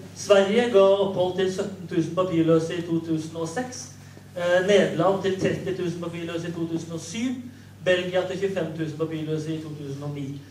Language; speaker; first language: Norwegian; native; Norwegian